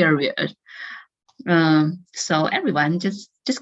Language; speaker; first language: English; non-native, fluent; Chinese